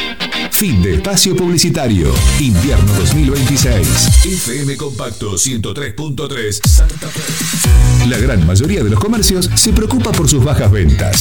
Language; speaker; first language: Spanish; native; Spanish